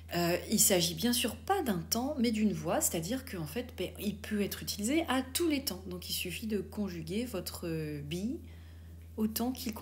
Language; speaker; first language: French; native; French